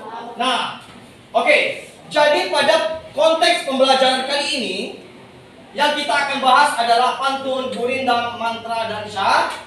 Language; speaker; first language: Indonesian; native; Indonesian